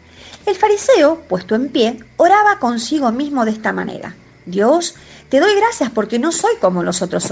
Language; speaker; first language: Spanish; native; Spanish